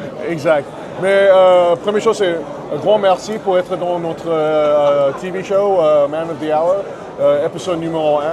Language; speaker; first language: French; non-native, learner; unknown